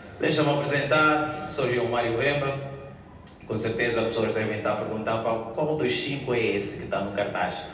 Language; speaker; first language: Portuguese; native; Portuguese